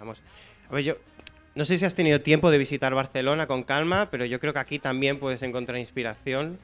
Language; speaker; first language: Spanish; native; Spanish